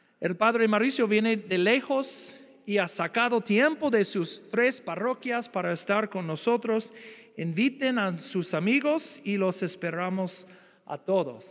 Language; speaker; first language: Spanish; non-native, fluent; English